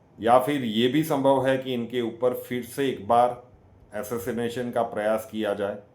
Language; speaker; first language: Hindi; non-native, local second language; Gujarati